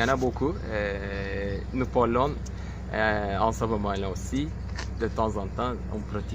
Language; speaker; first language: French; non-native, learner; Turkish